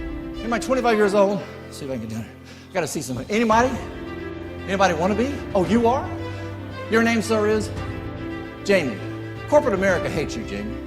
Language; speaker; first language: English; native; English